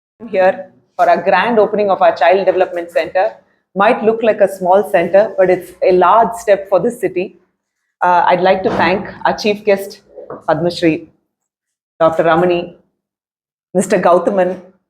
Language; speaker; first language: English; non-native, local second language; Tamil